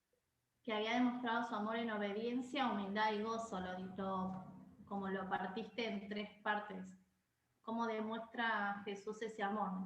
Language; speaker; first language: Spanish; native; Spanish